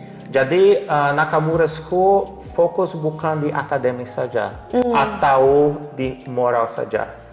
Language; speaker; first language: Indonesian; non-native, learner; Portuguese